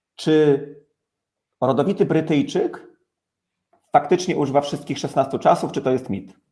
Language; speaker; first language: Polish; native; Polish